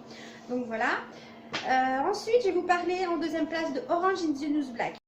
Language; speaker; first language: French; native; French